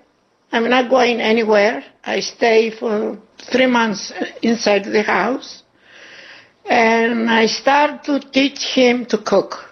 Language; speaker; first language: English; non-native, learner; Greek